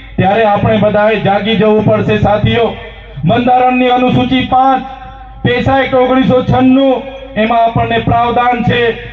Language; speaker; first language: Gujarati; non-native, local second language; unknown